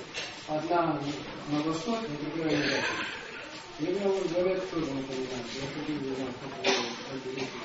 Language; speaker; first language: Russian; non-native, learner; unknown